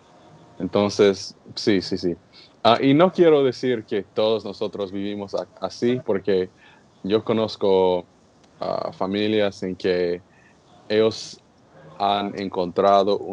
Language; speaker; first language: Spanish; non-native, learner; English